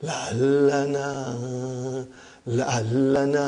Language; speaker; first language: Arabic; non-native, fluent; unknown